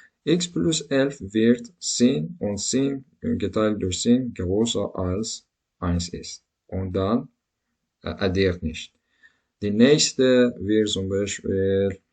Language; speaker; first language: German; non-native, learner; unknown